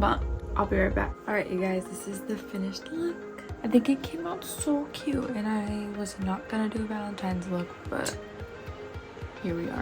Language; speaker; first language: English; native; English